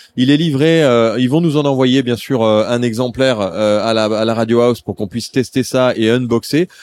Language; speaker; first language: French; native; French